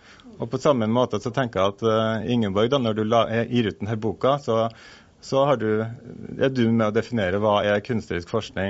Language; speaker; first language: Norwegian; native; Norwegian